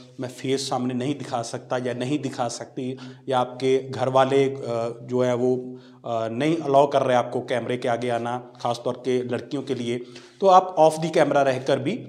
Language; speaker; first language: Hindi; non-native, local second language; Punjabi